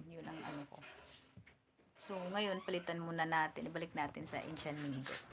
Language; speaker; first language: Filipino; non-native, local second language; Waray